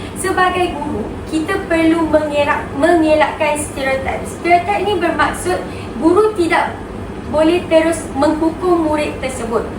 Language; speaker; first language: Malay; native; Malay